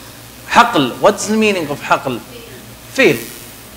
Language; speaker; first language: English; non-native, fluent; Arabic